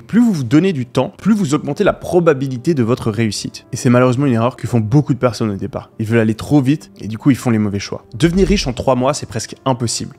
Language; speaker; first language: French; native; French